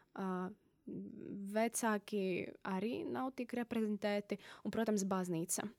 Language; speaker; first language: Latvian; non-native, local second language; Russian